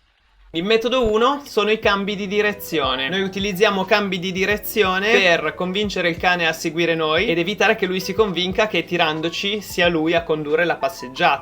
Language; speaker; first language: Italian; native; Italian